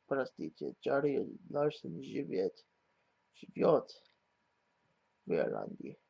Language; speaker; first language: Russian; non-native, learner; English